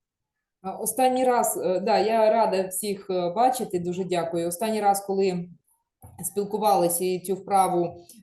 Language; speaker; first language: Ukrainian; native; Ukrainian